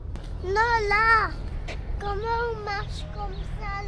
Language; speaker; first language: French; early bilingual, other home language; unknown